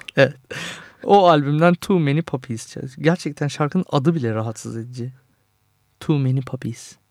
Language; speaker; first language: Turkish; native; Turkish